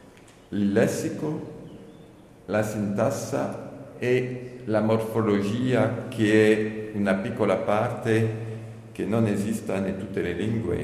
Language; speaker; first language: Italian; non-native, learner; French